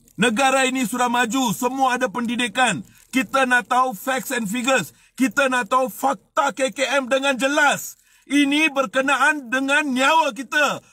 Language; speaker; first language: Malay; non-native, local second language; Tamil